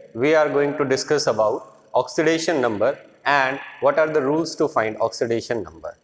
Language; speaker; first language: English; non-native, local second language; Hindi